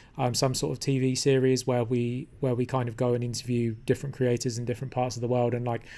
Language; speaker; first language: English; native; English